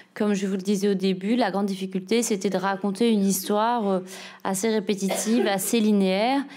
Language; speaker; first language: French; native; French